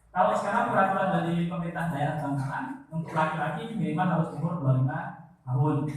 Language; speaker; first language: Indonesian; non-native, local second language; Madurese